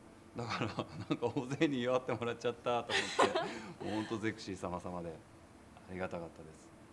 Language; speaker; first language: Japanese; native; Japanese